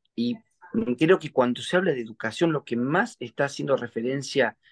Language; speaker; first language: Spanish; native; Spanish